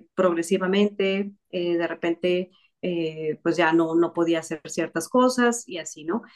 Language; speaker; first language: Spanish; native; Spanish